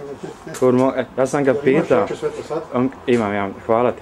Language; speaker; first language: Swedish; non-native, fluent; Croatian